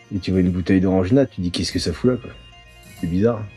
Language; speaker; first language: French; native; French